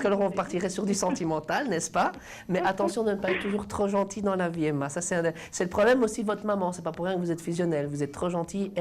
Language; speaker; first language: French; native; French